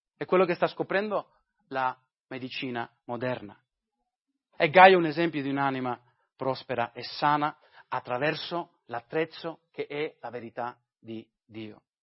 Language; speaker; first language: Italian; non-native, fluent; English